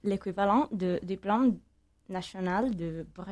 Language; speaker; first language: French; non-native, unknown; Italian